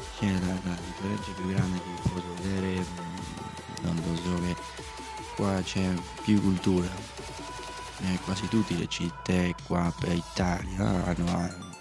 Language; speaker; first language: Italian; non-native, learner; Spanish